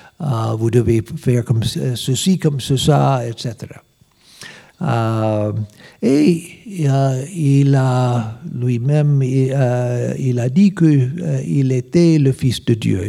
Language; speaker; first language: French; non-native, learner; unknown